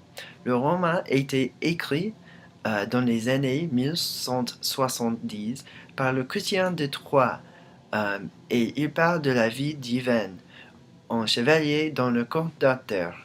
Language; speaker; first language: French; non-native, learner; English